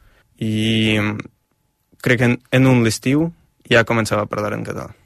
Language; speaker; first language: Catalan; non-native, fluent; Ukrainian